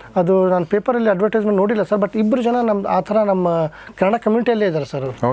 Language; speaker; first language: Kannada; native; Kannada